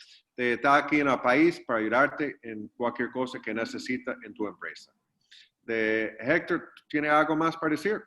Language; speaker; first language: Spanish; non-native, fluent; English